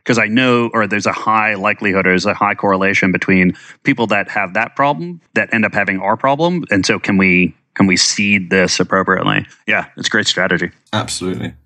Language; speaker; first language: English; non-native, fluent; German